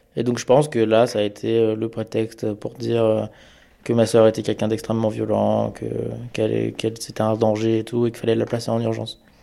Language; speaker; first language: French; early bilingual, other home language; Amharic